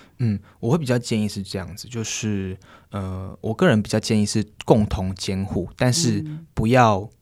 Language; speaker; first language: Chinese; native; Chinese